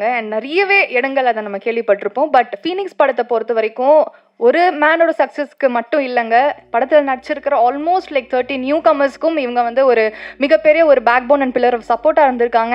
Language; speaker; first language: Tamil; native; Tamil